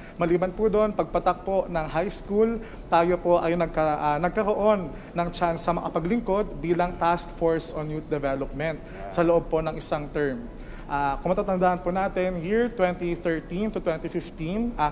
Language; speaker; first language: Filipino; native; Filipino